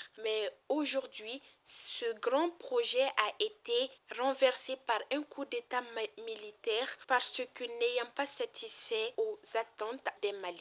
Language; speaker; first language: French; non-native, local second language; Bambara